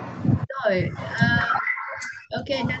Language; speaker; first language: English; non-native, learner; Vietnamese